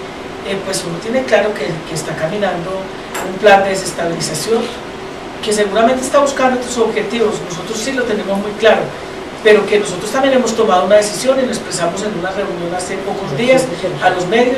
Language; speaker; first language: Spanish; native; Spanish